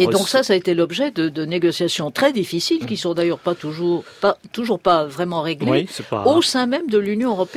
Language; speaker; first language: French; native; French